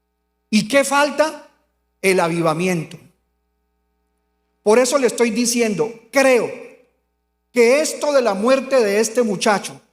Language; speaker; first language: Spanish; native; Spanish